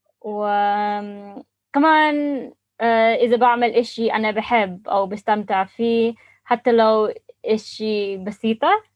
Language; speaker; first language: Arabic; non-native, learner; English